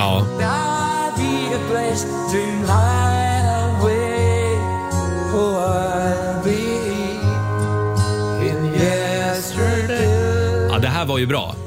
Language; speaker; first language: Swedish; native; Swedish